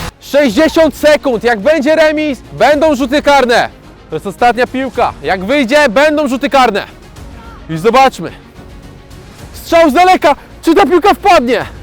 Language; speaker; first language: Polish; native; Polish